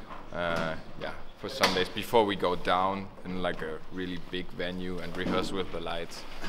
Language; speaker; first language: English; non-native, fluent; German